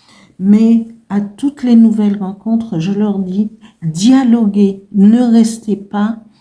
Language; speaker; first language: French; native; French